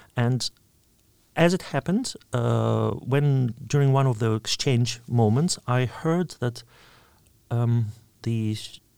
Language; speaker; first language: English; non-native, fluent; Russian